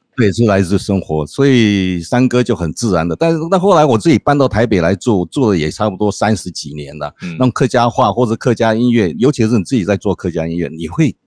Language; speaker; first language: Chinese; native; Chinese